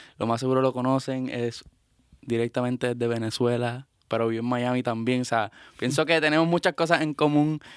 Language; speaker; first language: Spanish; native; Spanish